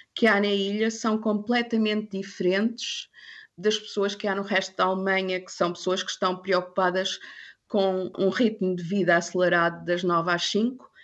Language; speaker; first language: Portuguese; non-native, fluent; English